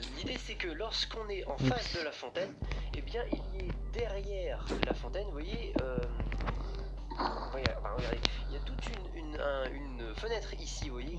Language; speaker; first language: French; native; French